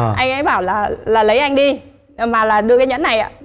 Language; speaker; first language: Vietnamese; native; Vietnamese